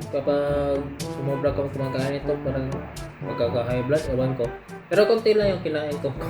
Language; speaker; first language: Filipino; non-native, local second language; Cebuano